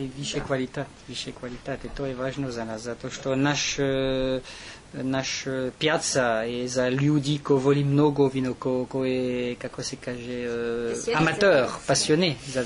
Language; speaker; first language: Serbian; non-native, learner; French